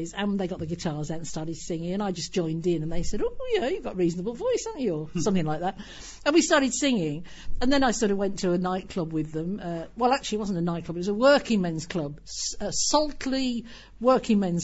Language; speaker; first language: English; native; English